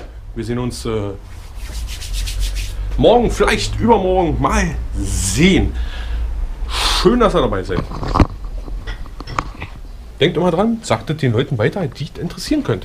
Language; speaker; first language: German; native; German